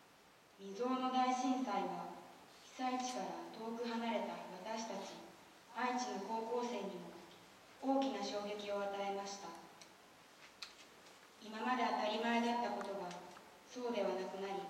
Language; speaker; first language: Japanese; native; Japanese